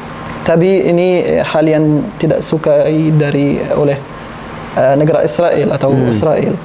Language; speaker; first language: Indonesian; non-native, learner; Arabic